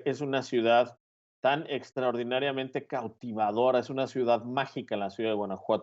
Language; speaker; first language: Spanish; native; Spanish